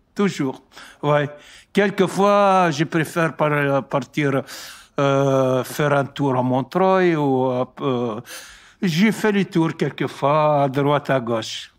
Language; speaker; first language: French; non-native, learner; Arabic